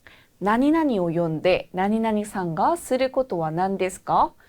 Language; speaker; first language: Japanese; non-native, fluent; Korean